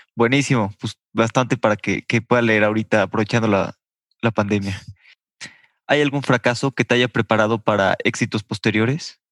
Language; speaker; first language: Spanish; native; Spanish